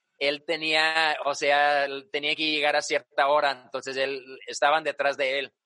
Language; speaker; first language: Spanish; early bilingual, other home language; English